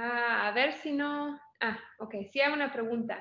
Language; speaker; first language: Spanish; non-native, fluent; English